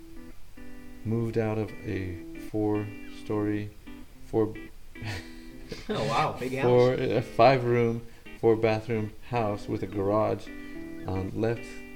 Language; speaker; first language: English; early bilingual, other home language; Spanish